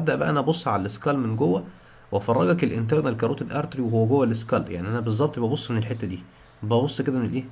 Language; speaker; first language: Arabic; native; Arabic